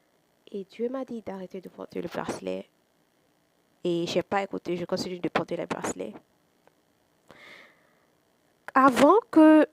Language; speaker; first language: French; non-native, fluent; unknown